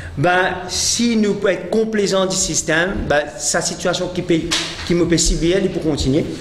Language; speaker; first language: French; non-native, local second language; Morisyen